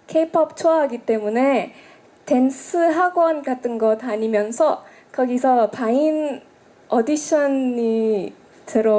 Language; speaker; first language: Korean; non-native, fluent; Indonesian